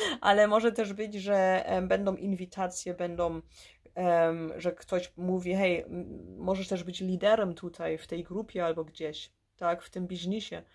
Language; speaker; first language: Polish; early bilingual, heritage; Polish